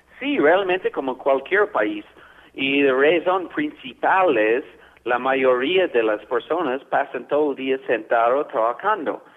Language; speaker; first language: Spanish; non-native, fluent; English